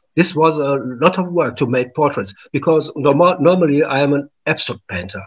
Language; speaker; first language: English; non-native, learner; German